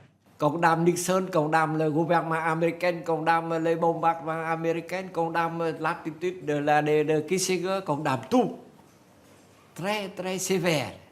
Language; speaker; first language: French; non-native, fluent; Vietnamese